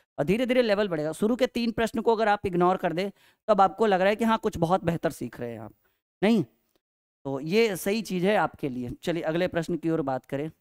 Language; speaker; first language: Hindi; native; Hindi